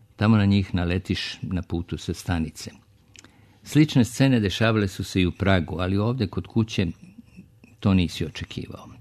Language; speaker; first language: Serbian; native; Serbian